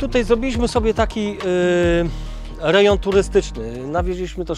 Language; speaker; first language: Polish; native; Polish